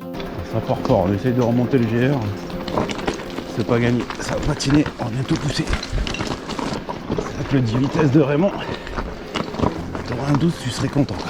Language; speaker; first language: French; native; French